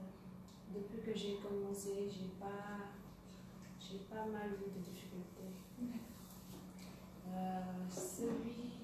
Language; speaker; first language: French; non-native, local second language; Wolof